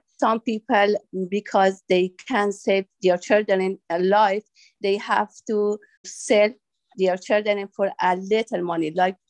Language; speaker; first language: English; non-native, learner; Persian